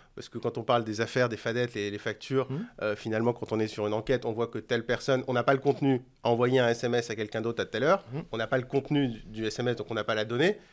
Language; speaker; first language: French; native; French